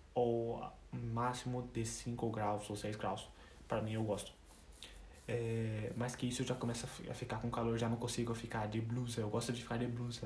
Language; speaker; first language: Portuguese; non-native, fluent; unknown